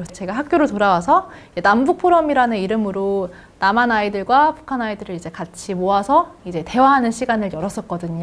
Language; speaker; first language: Korean; native; Korean